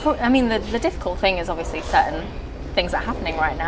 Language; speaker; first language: English; native; English